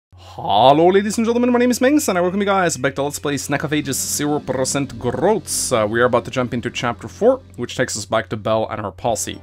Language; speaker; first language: English; native; English